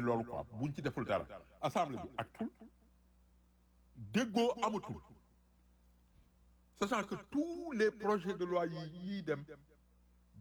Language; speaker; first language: French; non-native, local second language; Wolof